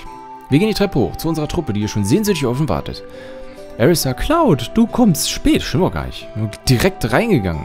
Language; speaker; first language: German; native; German